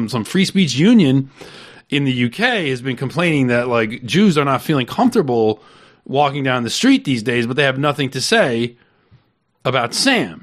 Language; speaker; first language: English; native; English